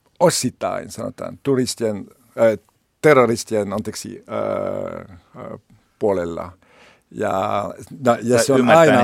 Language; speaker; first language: Finnish; non-native, learner; French